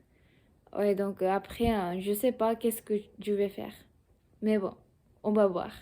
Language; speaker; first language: French; non-native, learner; Japanese